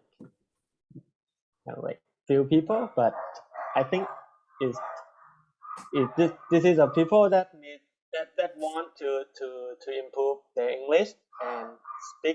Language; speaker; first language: English; non-native, learner; Thai